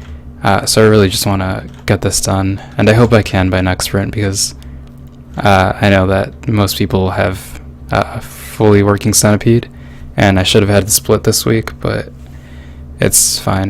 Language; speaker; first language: English; native; English